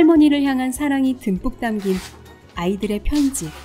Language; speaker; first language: Korean; native; Korean